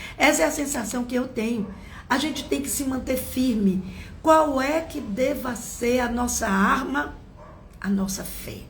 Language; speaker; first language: Portuguese; native; Portuguese